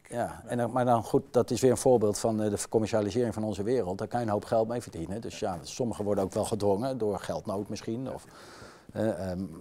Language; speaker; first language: Dutch; native; Dutch